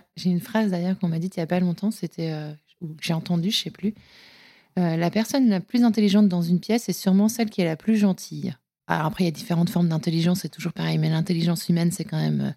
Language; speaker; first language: French; native; French